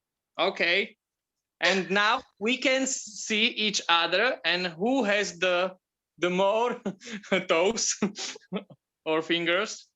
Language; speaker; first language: English; non-native, learner; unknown